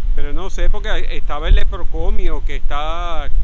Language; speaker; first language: Spanish; native; Spanish